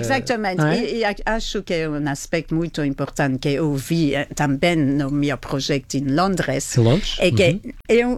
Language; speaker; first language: Portuguese; non-native, learner; French